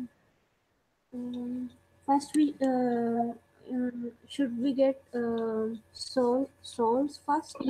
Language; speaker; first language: English; non-native, local second language; Telugu